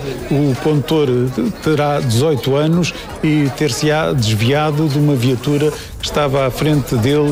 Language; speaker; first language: Portuguese; native; Portuguese